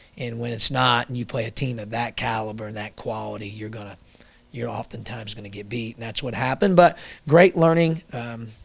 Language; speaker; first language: English; native; English